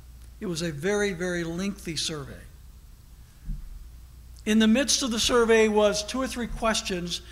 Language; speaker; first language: English; native; English